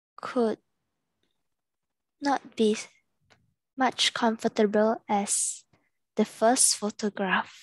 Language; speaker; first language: English; non-native, learner; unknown